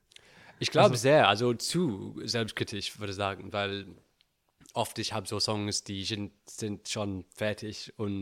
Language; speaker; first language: German; non-native, learner; English